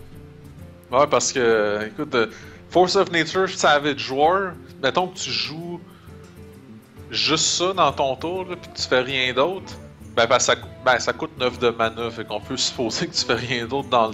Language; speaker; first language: French; native; French